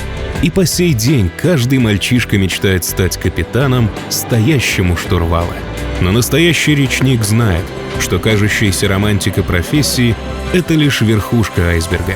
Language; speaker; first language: Russian; native; Russian